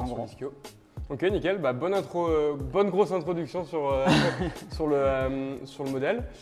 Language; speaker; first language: French; native; French